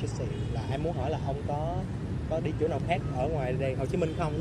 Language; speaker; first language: Vietnamese; native; Vietnamese